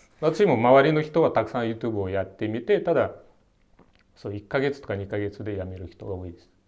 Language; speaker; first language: Japanese; non-native, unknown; Russian